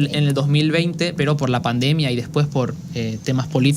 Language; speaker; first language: Spanish; native; Spanish